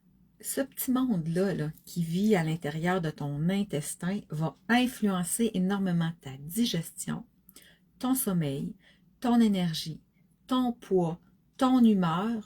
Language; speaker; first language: French; native; French